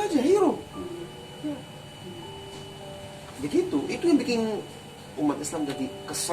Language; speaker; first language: Indonesian; non-native, fluent; Arabic